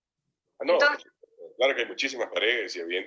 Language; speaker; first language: Spanish; native; Spanish